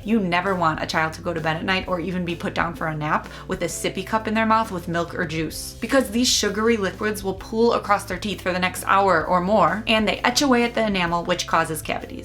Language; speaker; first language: English; native; English